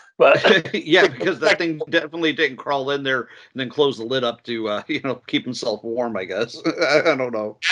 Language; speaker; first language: English; native; English